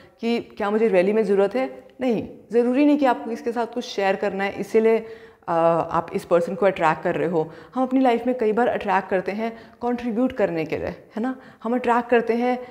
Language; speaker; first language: Hindi; native; Hindi